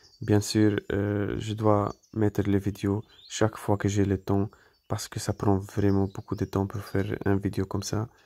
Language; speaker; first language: French; non-native, fluent; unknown